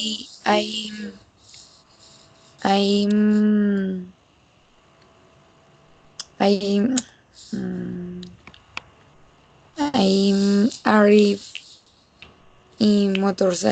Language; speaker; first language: English; non-native, learner; Spanish